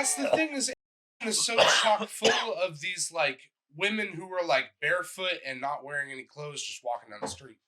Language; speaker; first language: English; native; English